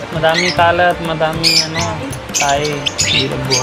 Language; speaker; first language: Filipino; non-native, learner; Punjabi